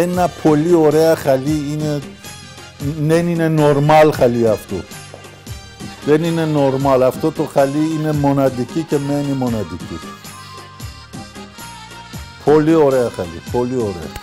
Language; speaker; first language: Greek; non-native, learner; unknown